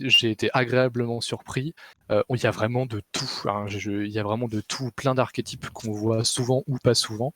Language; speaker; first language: French; native; French